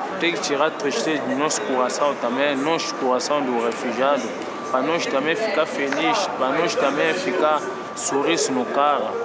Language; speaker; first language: Portuguese; non-native, learner; Lingala